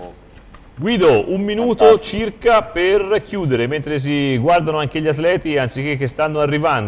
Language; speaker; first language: Italian; native; Italian